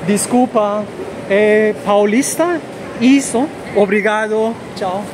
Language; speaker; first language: Portuguese; non-native, learner; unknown